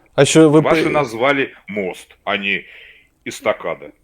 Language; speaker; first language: Russian; native; Russian